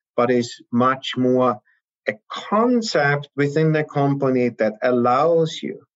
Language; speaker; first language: English; non-native, fluent; German